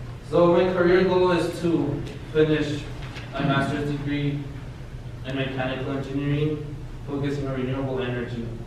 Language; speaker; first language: English; non-native, fluent; Spanish